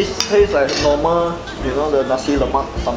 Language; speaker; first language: English; non-native, local second language; Chinese